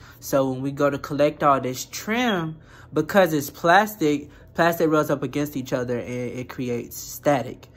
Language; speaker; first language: English; native; English